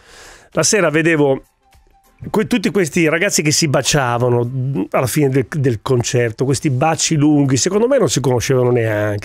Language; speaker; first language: Italian; native; Italian